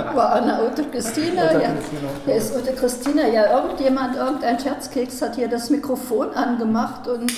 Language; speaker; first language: German; native; German